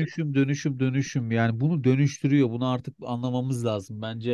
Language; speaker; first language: Turkish; native; Turkish